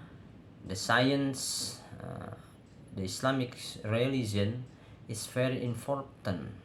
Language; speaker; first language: English; non-native, learner; Indonesian